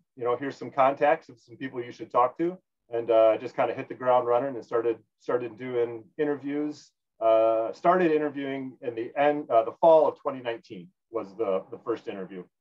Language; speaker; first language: English; native; English